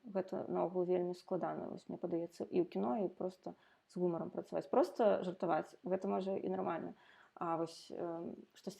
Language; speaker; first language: Belarusian; non-native, local second language; Russian